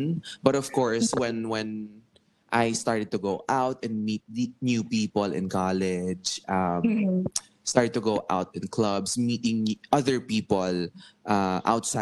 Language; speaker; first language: English; non-native, local second language; Filipino